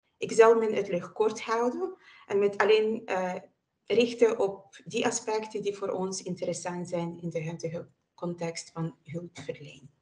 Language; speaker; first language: Dutch; non-native, fluent; Ukrainian